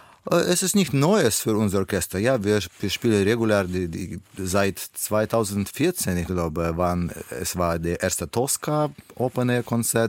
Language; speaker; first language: German; non-native, learner; Russian